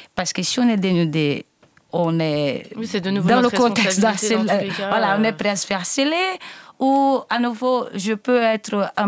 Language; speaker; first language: French; non-native, fluent; Portuguese